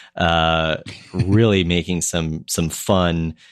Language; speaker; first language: English; native; English